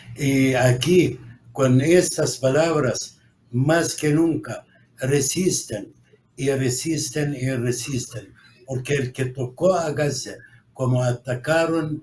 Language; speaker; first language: Spanish; non-native, fluent; Arabic